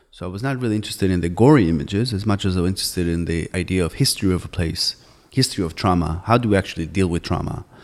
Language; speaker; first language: English; non-native, fluent; Hebrew